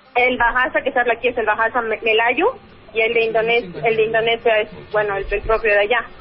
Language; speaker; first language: Spanish; native; Spanish